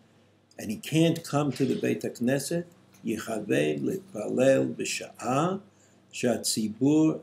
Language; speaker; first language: English; native; English